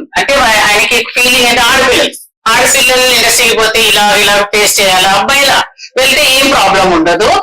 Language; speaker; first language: Telugu; non-native, fluent; Hindi